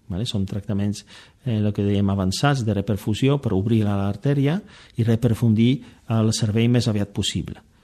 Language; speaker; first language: Catalan; non-native, fluent; Polish